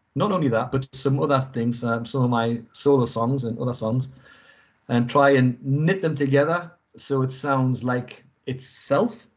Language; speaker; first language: English; native; English